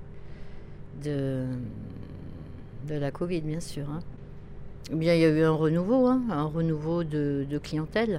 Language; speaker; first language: French; native; French